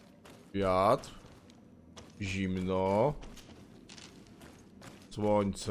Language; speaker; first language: Polish; native; Polish